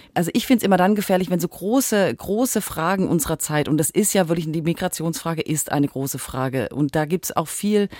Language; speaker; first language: German; native; German